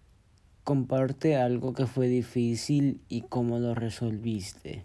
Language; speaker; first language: Spanish; early bilingual, heritage; Spanish